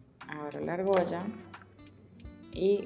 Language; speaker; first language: Spanish; native; Spanish